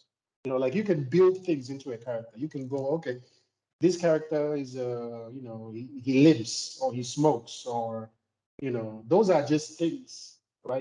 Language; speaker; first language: English; non-native, local second language; Igbo